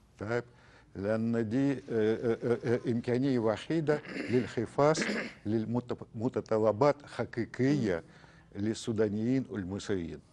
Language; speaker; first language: Arabic; non-native, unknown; Russian